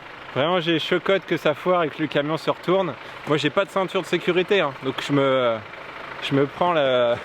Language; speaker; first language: French; native; French